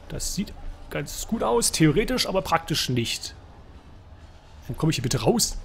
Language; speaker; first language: German; native; German